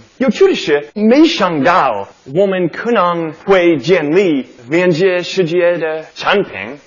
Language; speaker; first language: Chinese; non-native, learner; English